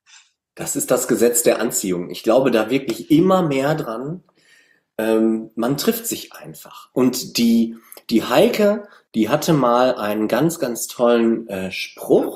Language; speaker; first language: German; native; German